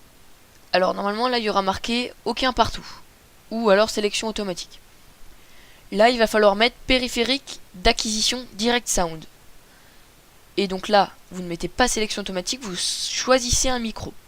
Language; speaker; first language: French; native; French